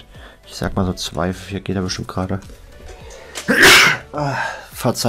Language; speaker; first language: German; native; German